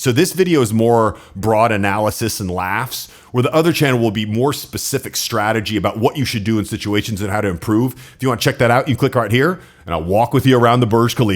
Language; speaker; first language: English; native; English